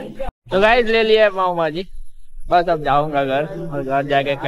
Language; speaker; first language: Hindi; native; Hindi